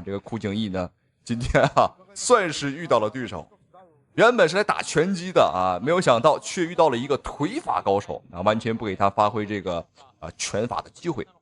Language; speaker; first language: Chinese; native; Chinese